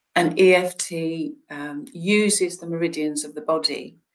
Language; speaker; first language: English; native; English